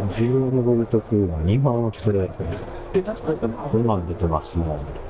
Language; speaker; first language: Japanese; native; Japanese